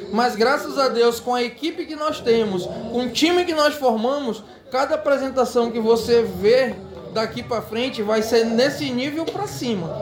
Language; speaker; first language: Portuguese; native; Portuguese